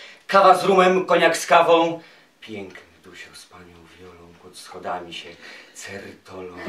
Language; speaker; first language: Polish; native; Polish